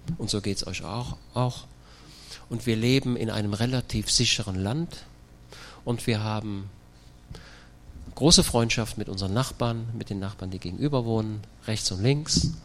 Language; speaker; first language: German; native; German